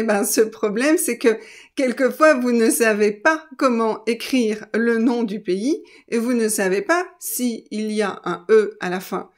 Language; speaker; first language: French; native; French